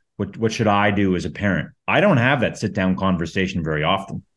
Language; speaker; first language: English; native; English